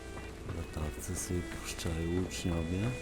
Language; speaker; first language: Polish; native; Polish